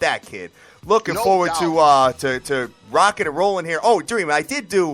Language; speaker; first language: English; native; English